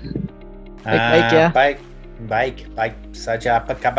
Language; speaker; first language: Indonesian; non-native, learner; English